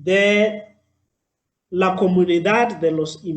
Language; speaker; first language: Spanish; non-native, fluent; Southern Sotho